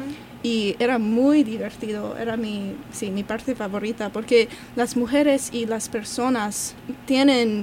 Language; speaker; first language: Spanish; non-native, learner; English